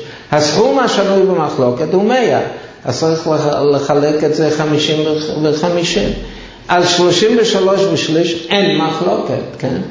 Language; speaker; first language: Hebrew; non-native, fluent; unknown